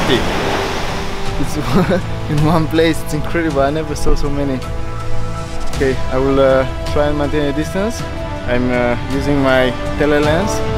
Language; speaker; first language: English; non-native, fluent; Italian